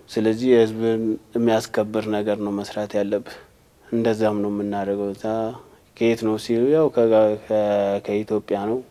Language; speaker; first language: Amharic; non-native, local second language; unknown